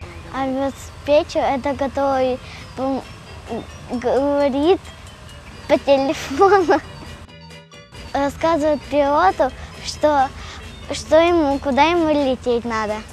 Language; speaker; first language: Russian; non-native, local second language; Ukrainian